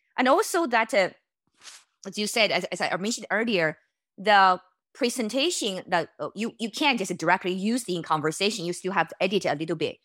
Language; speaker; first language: English; non-native, fluent; Chinese